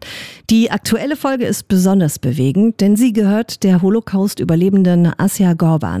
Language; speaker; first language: German; native; German